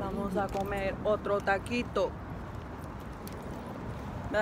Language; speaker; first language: Spanish; early bilingual, heritage; Spanish